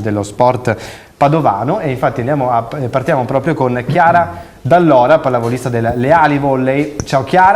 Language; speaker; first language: Italian; native; Italian